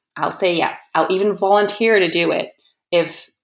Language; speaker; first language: English; non-native, fluent; Dutch